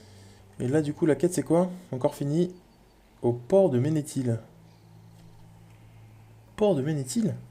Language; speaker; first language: French; native; French